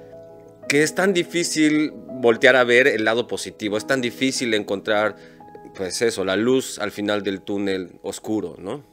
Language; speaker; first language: Spanish; native; Spanish